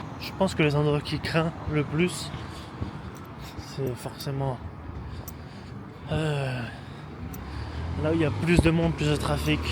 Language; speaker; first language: French; native; French